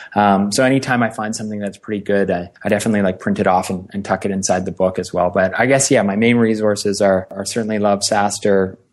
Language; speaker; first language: English; native; English